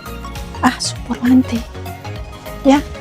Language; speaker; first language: German; non-native, learner; Indonesian